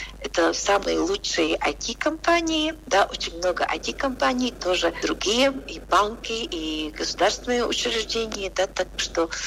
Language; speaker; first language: Russian; non-native, local second language; Latvian